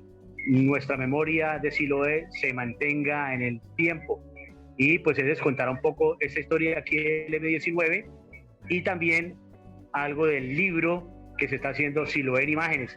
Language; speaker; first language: Spanish; native; Spanish